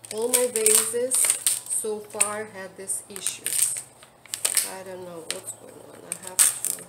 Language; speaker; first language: English; non-native, fluent; Russian